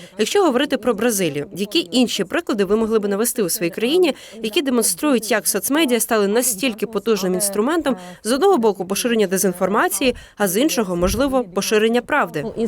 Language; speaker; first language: Ukrainian; native; Ukrainian